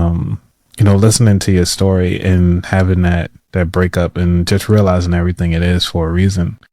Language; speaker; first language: English; native; English